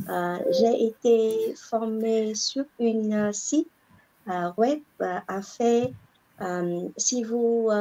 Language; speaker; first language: French; non-native, learner; Vietnamese